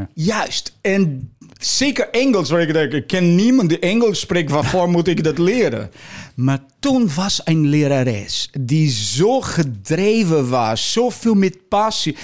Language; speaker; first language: Dutch; non-native, fluent; Portuguese